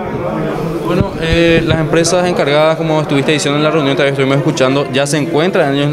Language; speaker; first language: Spanish; native; Spanish